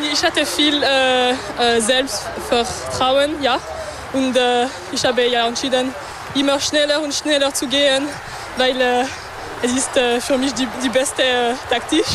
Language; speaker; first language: German; non-native, local second language; French